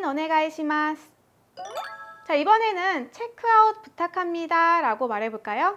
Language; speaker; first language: Korean; native; Korean